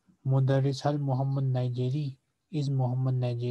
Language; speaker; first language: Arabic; non-native, fluent; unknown